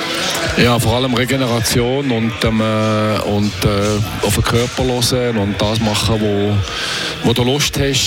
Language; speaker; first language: German; native; German